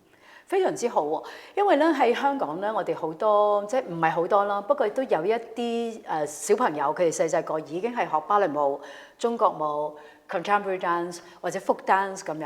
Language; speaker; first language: Cantonese; native; Cantonese